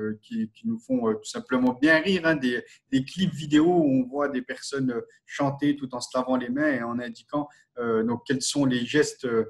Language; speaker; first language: French; native; French